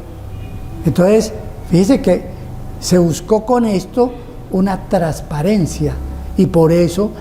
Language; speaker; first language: Spanish; native; Spanish